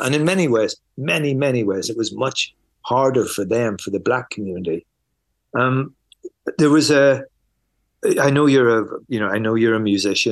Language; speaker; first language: English; native; English